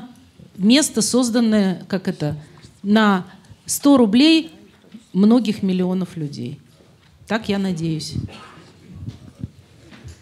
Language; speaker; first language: Russian; native; Russian